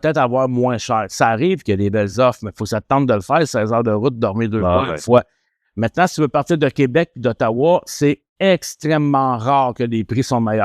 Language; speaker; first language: French; native; French